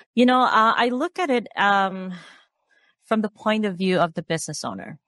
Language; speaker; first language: English; non-native, local second language; Cebuano